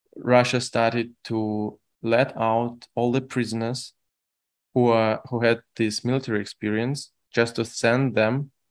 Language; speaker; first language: English; non-native, fluent; Russian